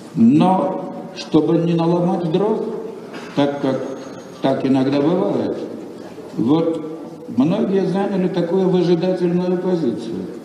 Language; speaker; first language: Russian; non-native, local second language; Armenian